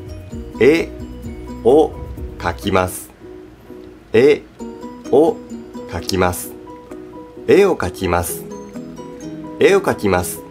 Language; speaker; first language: Japanese; native; Japanese